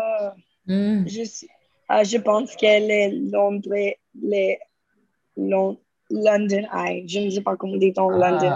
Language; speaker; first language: French; non-native, learner; Spanish